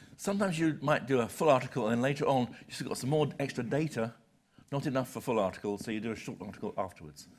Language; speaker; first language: English; native; English